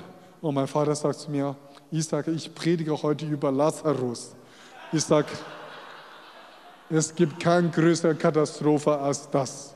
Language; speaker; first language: German; non-native, fluent; Chinese